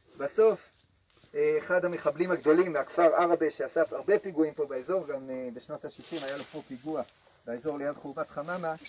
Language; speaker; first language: Hebrew; native; Hebrew